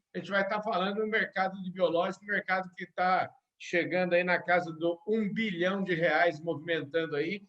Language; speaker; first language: Portuguese; native; Portuguese